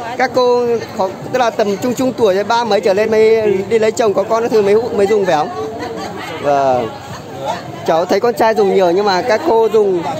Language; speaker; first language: Vietnamese; native; Vietnamese